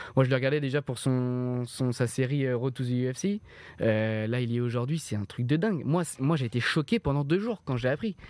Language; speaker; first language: French; native; French